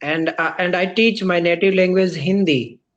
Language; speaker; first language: English; non-native, learner; Rajasthani